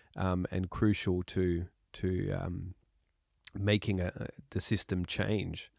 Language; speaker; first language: English; native; English